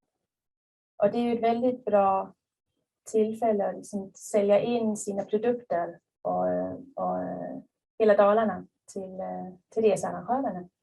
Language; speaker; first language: Swedish; native; Swedish